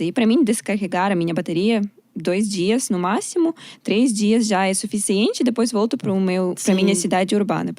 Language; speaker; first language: Portuguese; non-native, learner; Russian